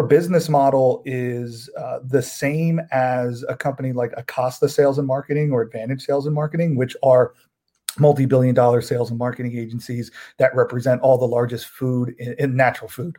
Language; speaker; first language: English; native; English